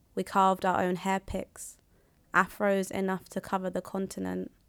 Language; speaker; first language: English; early bilingual, other home language; Somali